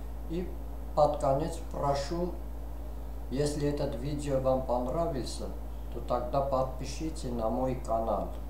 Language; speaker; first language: Russian; non-native, fluent; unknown